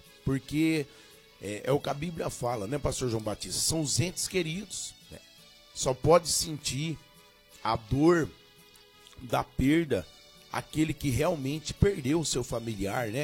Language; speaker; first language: Portuguese; native; Portuguese